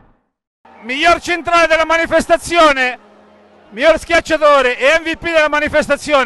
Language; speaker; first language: Italian; native; Italian